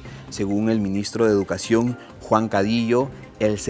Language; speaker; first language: Spanish; native; Spanish